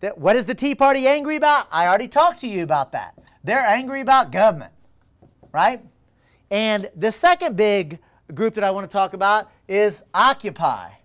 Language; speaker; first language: English; native; English